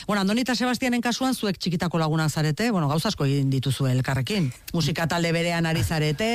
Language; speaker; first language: Basque; native; Basque